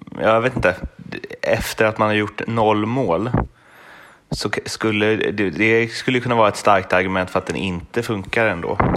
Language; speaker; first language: Swedish; native; Swedish